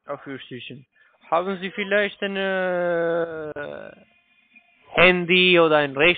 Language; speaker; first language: German; non-native, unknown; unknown